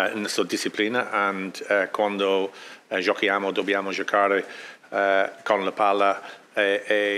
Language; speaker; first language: Italian; non-native, learner; English